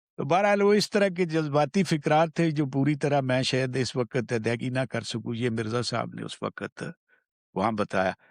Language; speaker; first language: Urdu; non-native, local second language; Punjabi